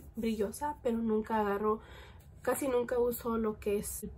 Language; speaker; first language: Spanish; early bilingual, heritage; Spanish